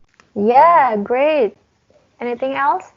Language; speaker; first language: English; non-native, learner; Indonesian